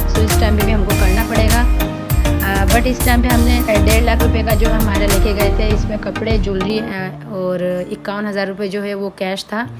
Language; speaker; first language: Hindi; non-native, local second language; Bangla